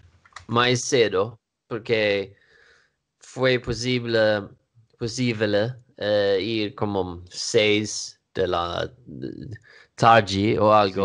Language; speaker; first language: Portuguese; non-native, learner; Swedish